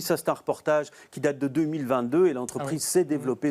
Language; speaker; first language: French; native; French